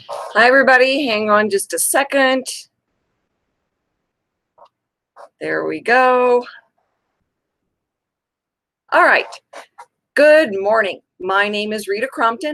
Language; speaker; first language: English; native; English